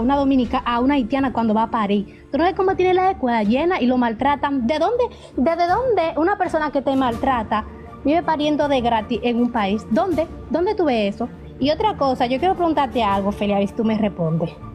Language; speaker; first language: Spanish; native; Spanish